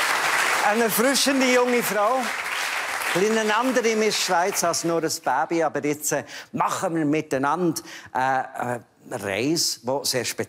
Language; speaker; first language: German; native; German